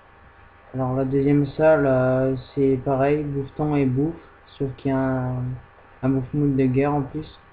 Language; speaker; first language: French; native; French